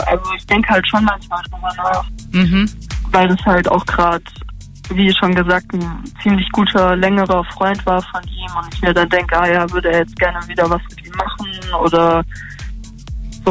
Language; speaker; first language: German; native; German